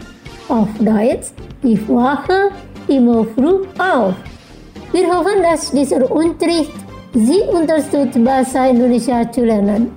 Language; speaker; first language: German; non-native, fluent; Indonesian